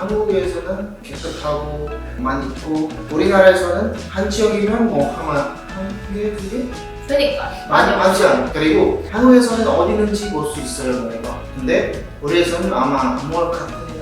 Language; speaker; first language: Korean; non-native, learner; Indonesian